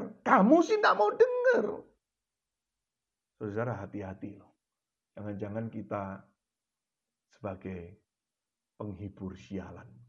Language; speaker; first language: Indonesian; native; Indonesian